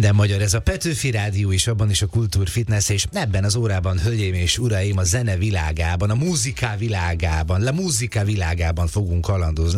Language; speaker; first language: Hungarian; native; Hungarian